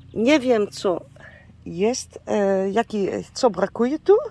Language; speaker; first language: Polish; non-native, learner; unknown